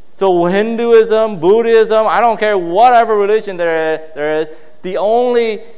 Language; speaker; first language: English; early bilingual, other home language; Vietnamese